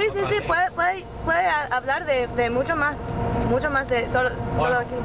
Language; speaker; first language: Spanish; non-native, learner; English